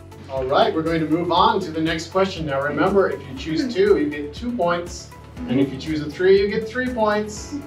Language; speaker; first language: English; native; English